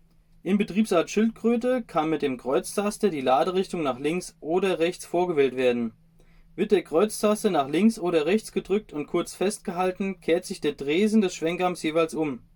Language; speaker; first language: German; native; German